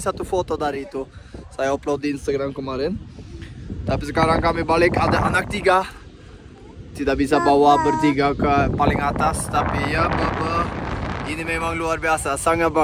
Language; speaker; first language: Indonesian; non-native, fluent; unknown